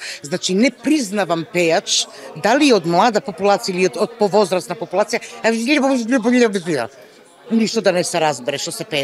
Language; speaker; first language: Macedonian; native; Macedonian